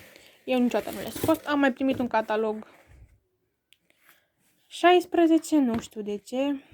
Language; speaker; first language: Romanian; native; Romanian